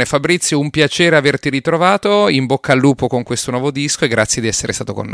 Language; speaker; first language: Italian; native; Italian